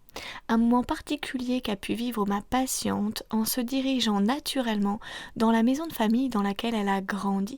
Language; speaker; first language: French; native; French